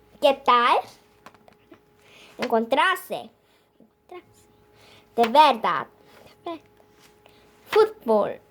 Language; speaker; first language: Spanish; non-native, learner; Korean